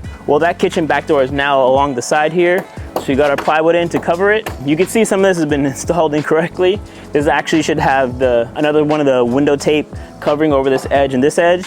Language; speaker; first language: English; native; English